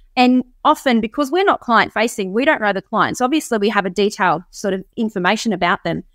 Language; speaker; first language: English; native; English